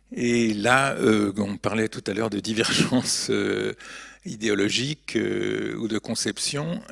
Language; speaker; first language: French; native; French